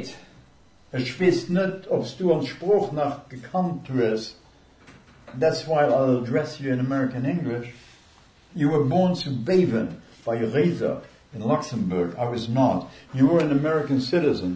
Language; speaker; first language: English; non-native, fluent; Luxembourgish